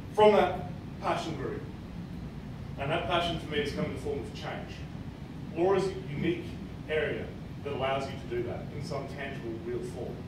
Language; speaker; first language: English; native; English